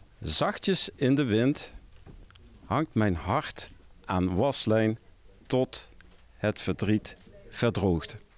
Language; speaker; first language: Dutch; native; Dutch